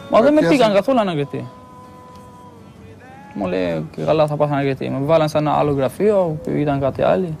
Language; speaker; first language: Greek; non-native, fluent; Albanian